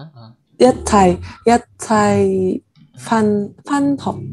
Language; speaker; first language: Cantonese; non-native, learner; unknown